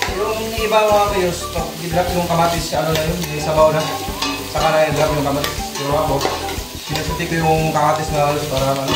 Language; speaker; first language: Filipino; non-native, local second language; Cebuano